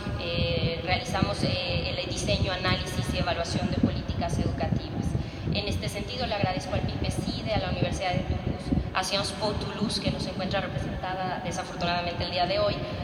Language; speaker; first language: Spanish; native; Spanish